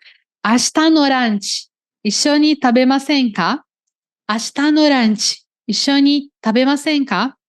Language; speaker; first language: Japanese; non-native, fluent; Portuguese